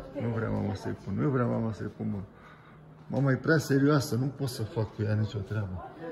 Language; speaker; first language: Romanian; early bilingual, heritage; Romanian